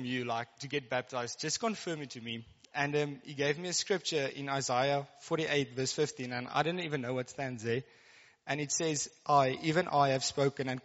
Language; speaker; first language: English; non-native, local second language; Afrikaans